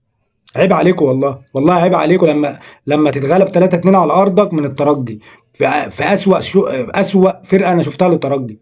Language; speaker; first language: Arabic; native; Arabic